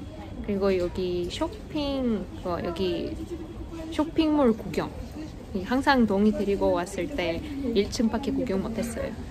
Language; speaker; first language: Korean; non-native, fluent; Russian